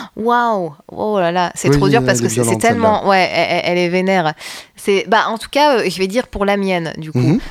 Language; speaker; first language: French; native; French